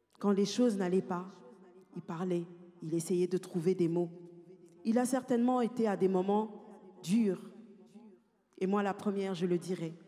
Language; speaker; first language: French; native; French